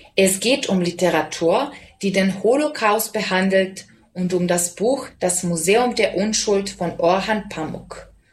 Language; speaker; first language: German; non-native, fluent; Serbian